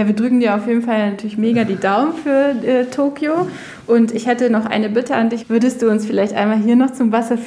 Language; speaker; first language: German; native; German